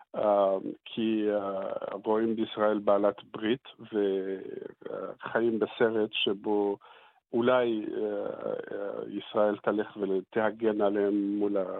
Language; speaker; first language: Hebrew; non-native, fluent; Arabic